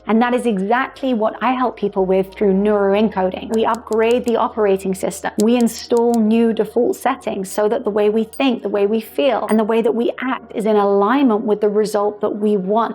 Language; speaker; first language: English; native; English